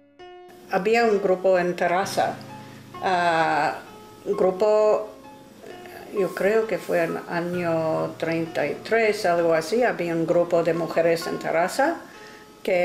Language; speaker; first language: Spanish; non-native, fluent; English